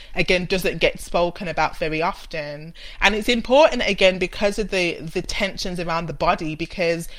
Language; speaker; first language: English; native; English